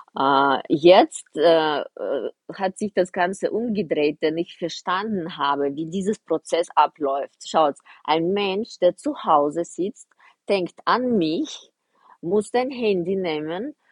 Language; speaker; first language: German; non-native, fluent; Russian